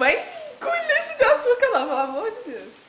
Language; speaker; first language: Portuguese; native; Portuguese